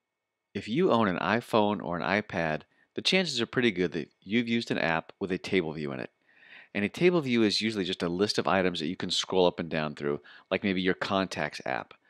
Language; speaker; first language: English; native; English